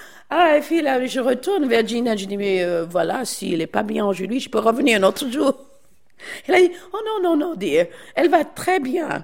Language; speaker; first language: French; non-native, fluent; English